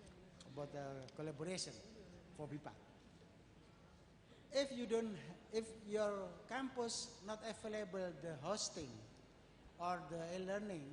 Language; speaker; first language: English; non-native, learner; Indonesian